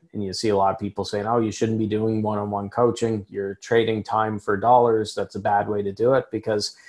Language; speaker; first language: English; native; English